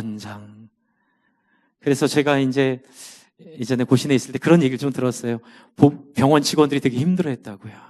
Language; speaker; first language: Korean; native; Korean